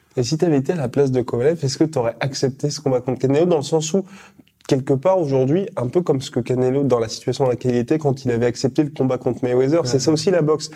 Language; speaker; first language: French; native; French